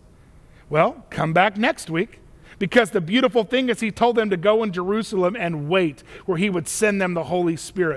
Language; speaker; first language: English; native; English